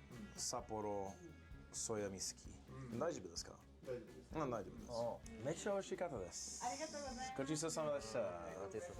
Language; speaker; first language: Japanese; non-native, learner; English